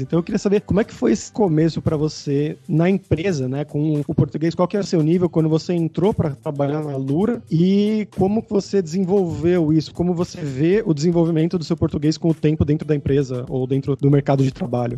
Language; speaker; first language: Portuguese; native; Portuguese